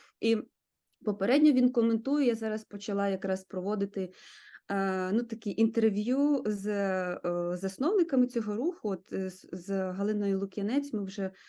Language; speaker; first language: Ukrainian; native; Ukrainian